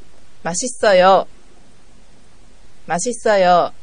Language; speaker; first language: Korean; non-native, learner; Japanese